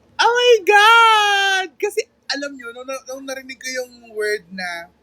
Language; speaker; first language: Filipino; native; Filipino